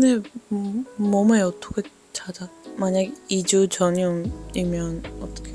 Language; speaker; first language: Korean; non-native, learner; Dutch